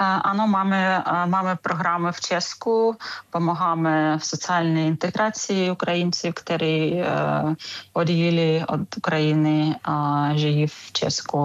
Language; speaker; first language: Czech; non-native, fluent; Ukrainian